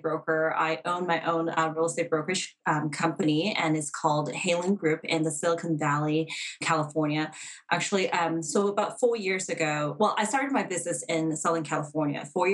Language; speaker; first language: English; non-native, local second language; Cantonese